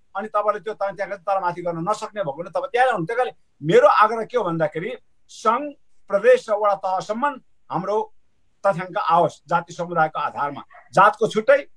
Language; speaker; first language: Nepali; non-native, local second language; Sherpa